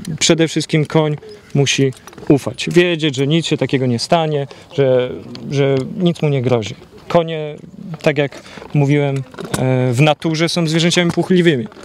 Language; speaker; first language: Polish; native; Polish